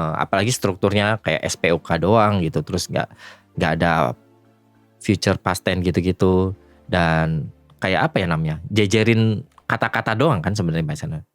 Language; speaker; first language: Indonesian; native; Indonesian